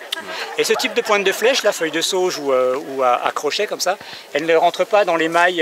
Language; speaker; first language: French; native; French